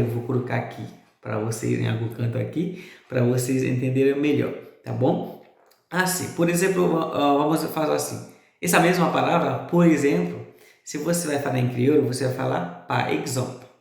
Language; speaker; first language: Portuguese; non-native, fluent; Haitian Creole